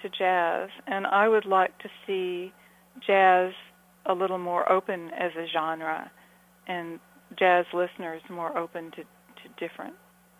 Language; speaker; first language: English; native; English